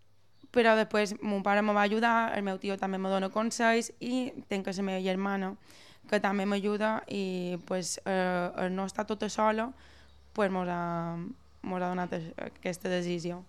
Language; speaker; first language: Catalan; native; Catalan